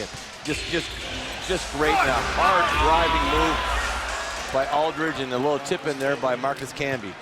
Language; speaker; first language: English; native; English